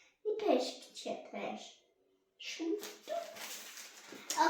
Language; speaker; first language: Albanian; early bilingual, heritage; Albanian